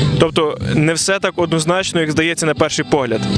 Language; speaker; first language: Ukrainian; native; Ukrainian